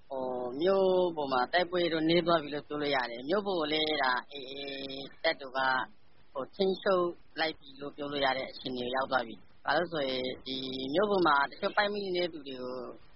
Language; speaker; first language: Burmese; native; Burmese